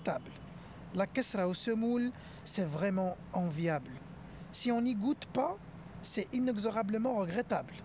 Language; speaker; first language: French; non-native, local second language; Arabic